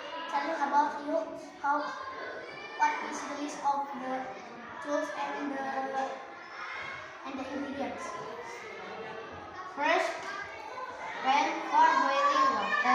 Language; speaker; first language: English; non-native, learner; Indonesian